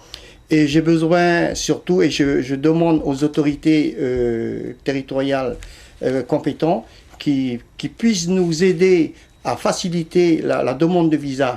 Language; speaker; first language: French; early bilingual, other home language; Vietnamese